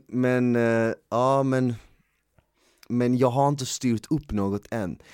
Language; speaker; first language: Swedish; native; Swedish